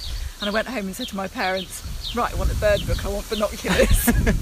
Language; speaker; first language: English; native; English